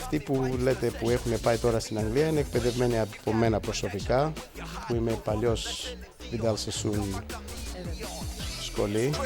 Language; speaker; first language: Greek; early bilingual, heritage; Greek